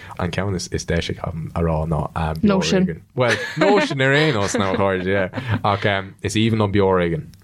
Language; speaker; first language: Irish; non-native, local second language; English